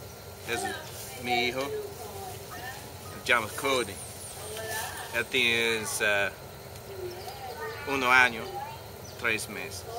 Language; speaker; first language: Spanish; non-native, learner; English